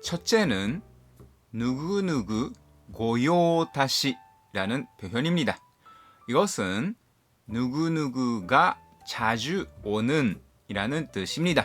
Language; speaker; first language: Korean; non-native, fluent; Japanese